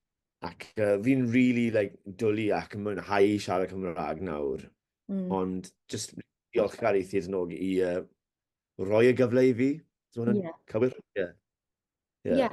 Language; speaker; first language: Welsh; non-native, learner; English